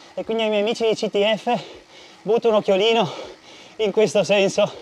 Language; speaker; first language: Italian; native; Italian